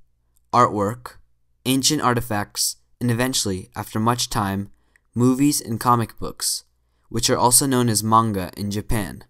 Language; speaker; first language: English; native; English